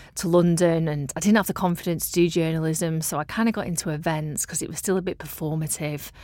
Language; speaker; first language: English; native; English